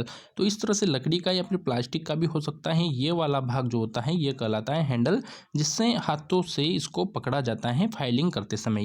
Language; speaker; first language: Hindi; native; Hindi